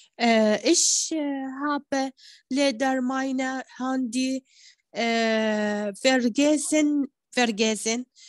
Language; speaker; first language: German; non-native, learner; Arabic